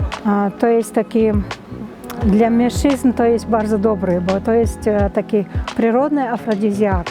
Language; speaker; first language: Polish; non-native, fluent; Chechen